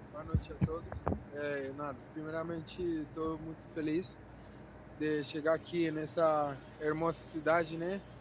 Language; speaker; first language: Portuguese; non-native, fluent; Spanish